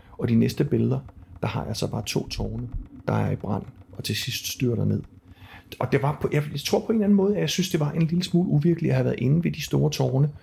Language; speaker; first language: Danish; native; Danish